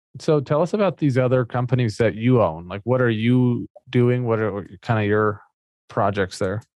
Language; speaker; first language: English; native; English